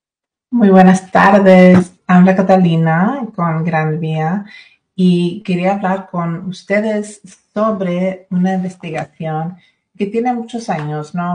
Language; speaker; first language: Spanish; early bilingual, other home language; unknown